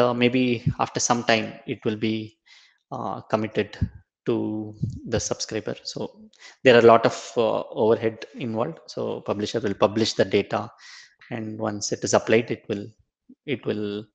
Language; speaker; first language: English; non-native, local second language; Tamil